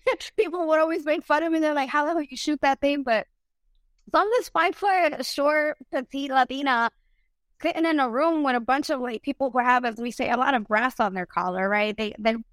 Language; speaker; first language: English; early bilingual, other home language; Spanish